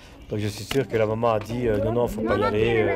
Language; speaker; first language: French; native; French